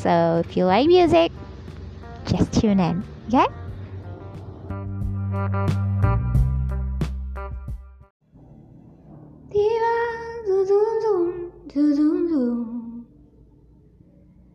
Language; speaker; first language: English; non-native, local second language; Cebuano